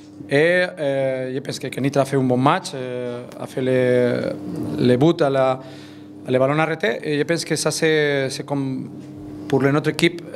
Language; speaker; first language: French; non-native, fluent; Spanish